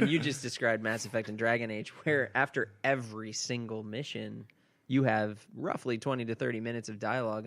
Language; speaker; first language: English; native; English